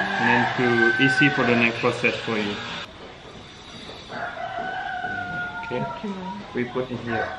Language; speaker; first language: English; non-native, learner; Balinese